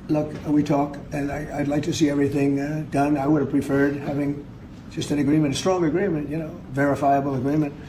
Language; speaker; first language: English; native; English